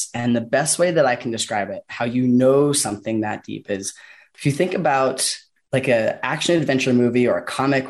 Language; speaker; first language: English; native; English